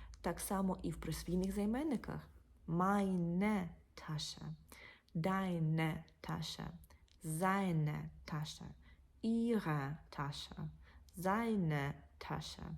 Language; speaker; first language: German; non-native, fluent; Ukrainian